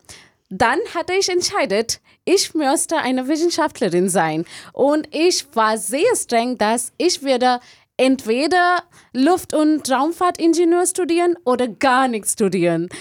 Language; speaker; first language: German; non-native, learner; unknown